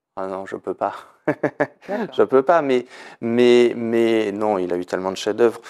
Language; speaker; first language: French; native; French